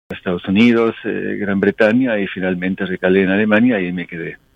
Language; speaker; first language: Spanish; non-native, local second language; English